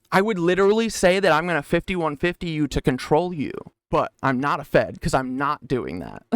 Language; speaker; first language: English; native; English